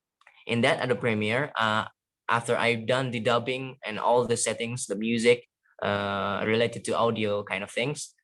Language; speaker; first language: English; non-native, fluent; Indonesian